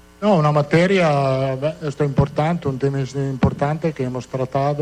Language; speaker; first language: Portuguese; non-native, fluent; Italian